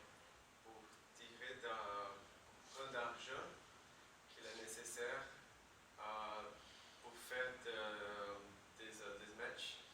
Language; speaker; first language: French; non-native, learner; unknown